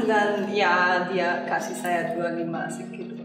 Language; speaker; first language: Indonesian; non-native, learner; German